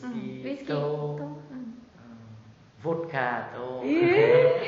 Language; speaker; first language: Japanese; non-native, learner; Vietnamese